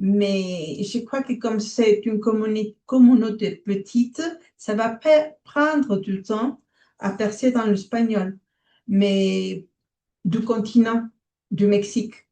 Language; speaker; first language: French; non-native, fluent; Spanish